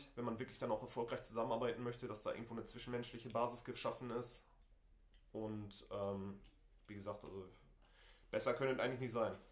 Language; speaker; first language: German; native; German